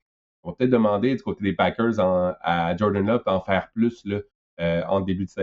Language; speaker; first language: French; native; French